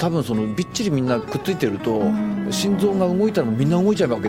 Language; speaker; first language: Japanese; native; Japanese